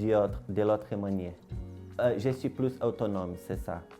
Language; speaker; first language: French; non-native, learner; Portuguese